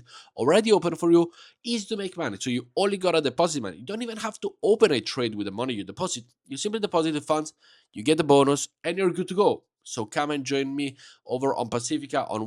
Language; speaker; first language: English; non-native, fluent; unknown